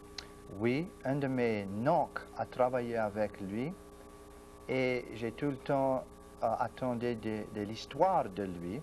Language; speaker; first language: French; non-native, local second language; English